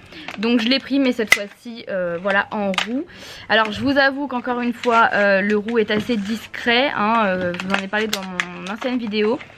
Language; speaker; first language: French; native; French